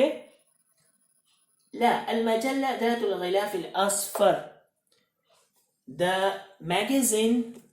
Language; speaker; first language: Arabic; non-native, fluent; Hindi